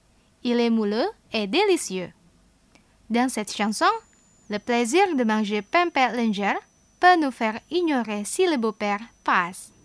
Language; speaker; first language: French; non-native, fluent; Indonesian